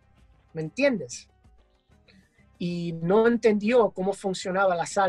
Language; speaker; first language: Spanish; early bilingual, heritage; English